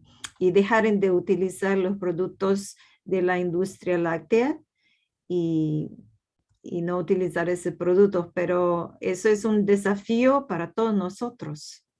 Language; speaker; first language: Spanish; non-native, fluent; Portuguese